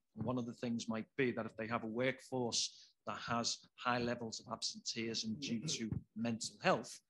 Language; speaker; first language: English; native; English